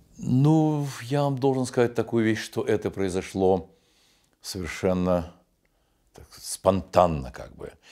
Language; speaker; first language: Russian; native; Russian